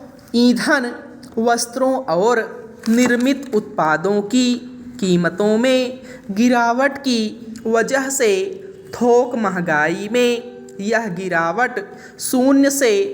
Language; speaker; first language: Hindi; native; Hindi